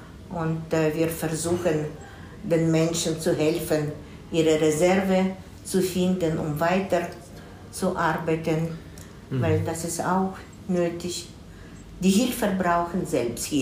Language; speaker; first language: German; non-native, fluent; Russian